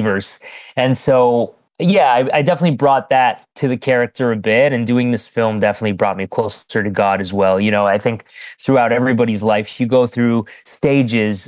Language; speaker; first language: English; non-native, fluent; Arabic